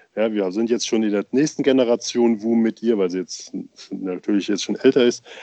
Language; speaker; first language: German; native; German